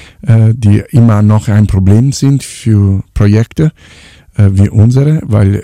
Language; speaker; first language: German; non-native, fluent; Italian